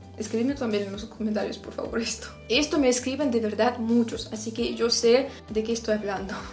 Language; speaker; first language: Spanish; non-native, fluent; Russian